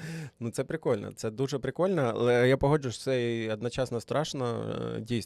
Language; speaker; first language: Ukrainian; native; Ukrainian